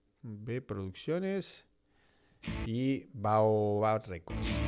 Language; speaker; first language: Spanish; native; Spanish